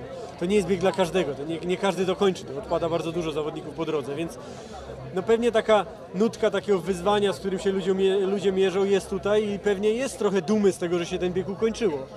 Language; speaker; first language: Polish; native; Polish